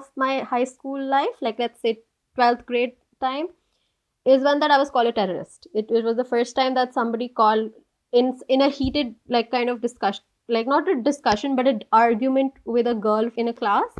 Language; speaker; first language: English; non-native, local second language; Hindi